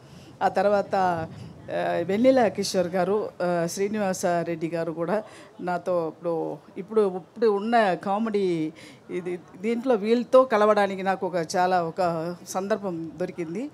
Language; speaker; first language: Telugu; non-native, learner; Tamil